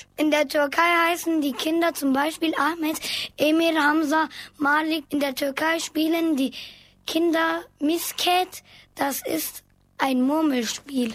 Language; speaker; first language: German; early bilingual, other home language; Turkish